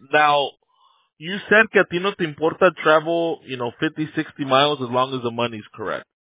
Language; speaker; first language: English; early bilingual, other home language; Spanish